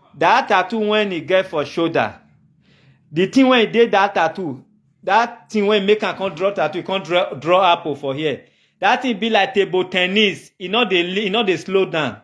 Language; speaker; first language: Nigerian Pidgin; native; Nigerian Pidgin